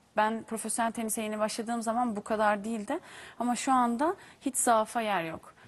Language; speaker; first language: Turkish; native; Turkish